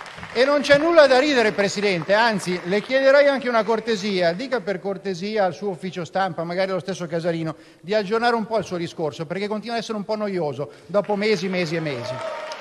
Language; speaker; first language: Italian; native; Italian